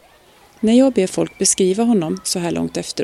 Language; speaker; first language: Swedish; native; Swedish